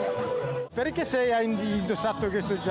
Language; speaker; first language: Italian; non-native, learner; Korean